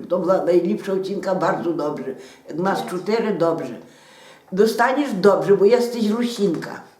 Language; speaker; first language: Polish; non-native, local second language; Ukrainian